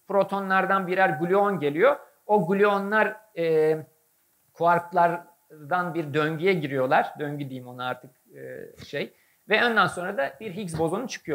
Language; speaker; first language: Turkish; native; Turkish